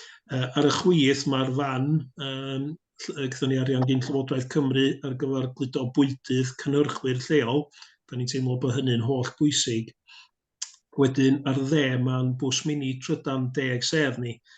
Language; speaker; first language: Welsh; native; Welsh